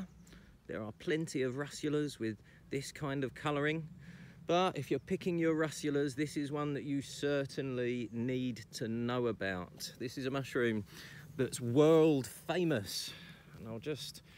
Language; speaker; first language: English; native; English